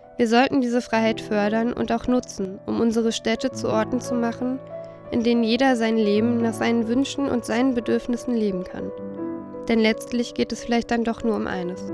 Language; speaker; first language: German; native; German